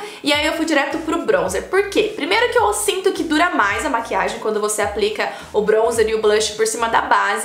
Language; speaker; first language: Portuguese; native; Portuguese